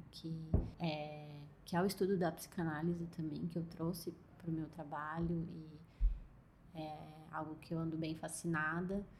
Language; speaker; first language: Portuguese; native; Portuguese